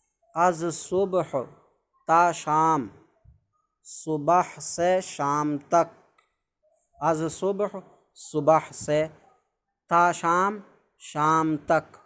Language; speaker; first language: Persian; non-native, fluent; Urdu